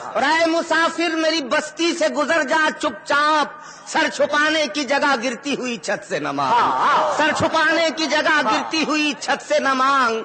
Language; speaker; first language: Urdu; native; Urdu